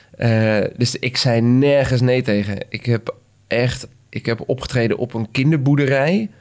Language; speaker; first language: Dutch; native; Dutch